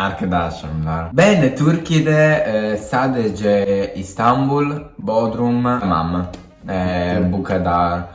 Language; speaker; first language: Turkish; non-native, learner; Italian